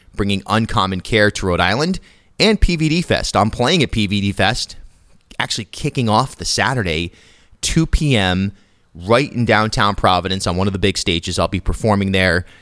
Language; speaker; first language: English; native; English